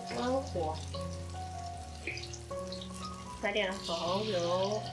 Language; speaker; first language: Chinese; native; Chinese